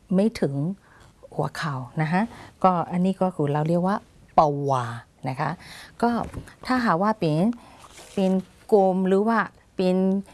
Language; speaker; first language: Thai; non-native, fluent; Burmese